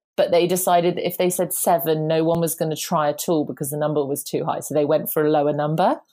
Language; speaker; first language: English; native; English